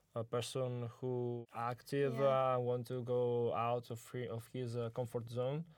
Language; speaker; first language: English; non-native, learner; Italian